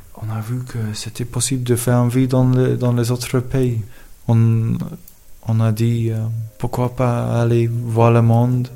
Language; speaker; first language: French; non-native, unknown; English